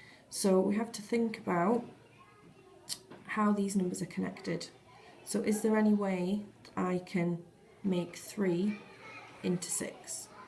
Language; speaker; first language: English; native; English